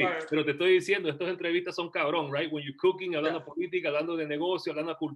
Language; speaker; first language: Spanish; early bilingual, heritage; Spanish